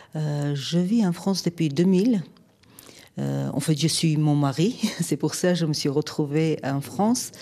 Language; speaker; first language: French; non-native, fluent; Armenian